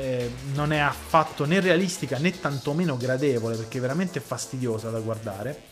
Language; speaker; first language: Italian; native; Italian